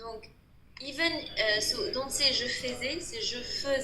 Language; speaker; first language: French; non-native, fluent; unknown